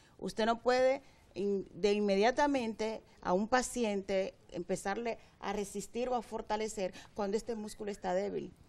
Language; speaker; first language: Spanish; native; Spanish